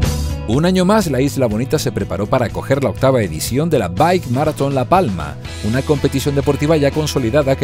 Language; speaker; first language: Spanish; native; Spanish